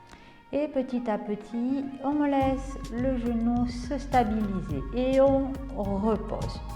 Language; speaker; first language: French; native; French